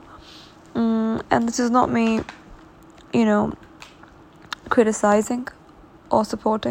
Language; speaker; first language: English; non-native, local second language; Urdu